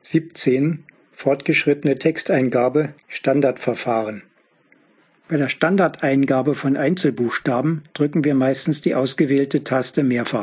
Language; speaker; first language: German; native; German